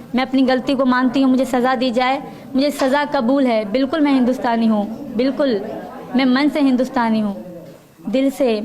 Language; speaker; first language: Urdu; non-native, local second language; Sindhi